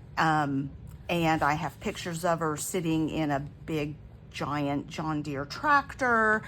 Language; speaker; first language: English; native; English